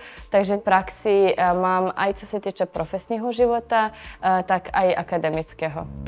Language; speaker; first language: Czech; non-native, fluent; Serbian